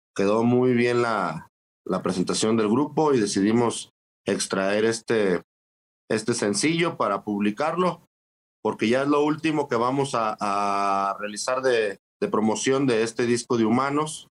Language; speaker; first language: Spanish; native; Spanish